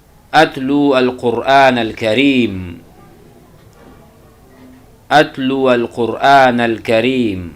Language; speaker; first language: Arabic; non-native, fluent; Urdu